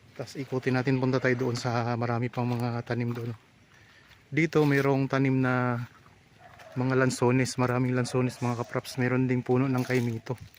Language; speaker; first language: Filipino; non-native, local second language; Cebuano